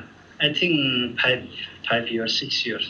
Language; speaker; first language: English; non-native, learner; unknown